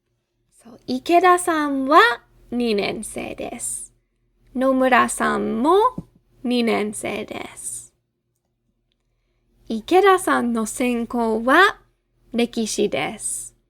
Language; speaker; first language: Japanese; non-native, fluent; English